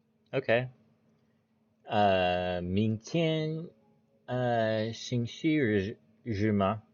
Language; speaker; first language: Chinese; non-native, learner; English